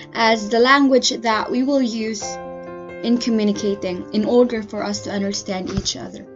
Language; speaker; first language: English; non-native, local second language; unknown